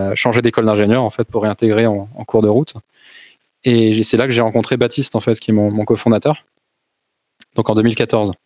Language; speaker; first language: French; native; French